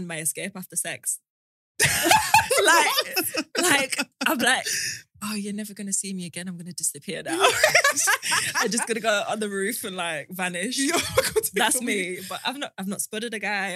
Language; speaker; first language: English; native; English